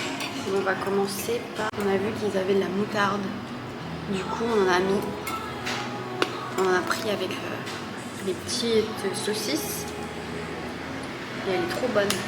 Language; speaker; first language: French; native; French